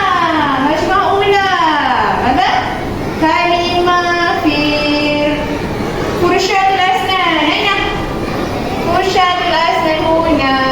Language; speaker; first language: Arabic; non-native, learner; Malay